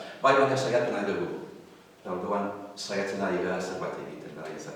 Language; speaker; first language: Basque; non-native, fluent; English